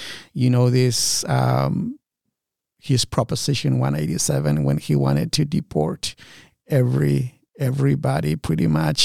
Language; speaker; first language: English; non-native, fluent; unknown